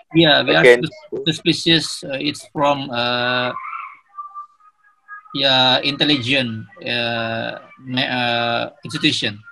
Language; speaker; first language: English; non-native, learner; Indonesian